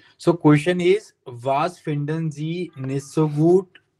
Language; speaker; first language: English; non-native, local second language; Hindi